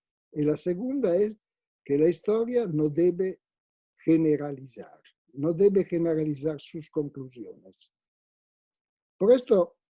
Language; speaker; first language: Spanish; non-native, fluent; Italian